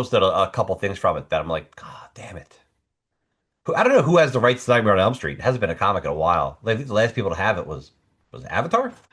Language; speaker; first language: English; native; English